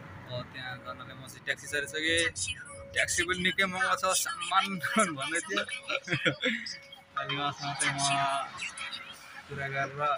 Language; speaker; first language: Korean; non-native, learner; Nepali